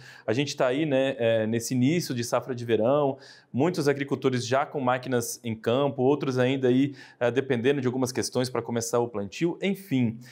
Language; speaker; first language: Portuguese; native; Portuguese